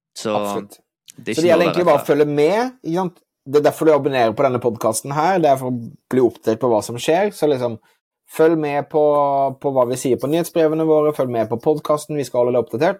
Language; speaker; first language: Norwegian; native; Norwegian